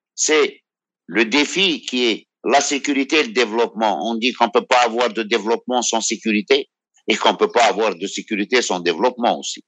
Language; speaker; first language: French; non-native, local second language; Arabic